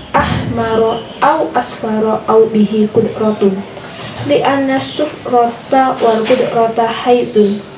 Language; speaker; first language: Arabic; non-native, learner; Indonesian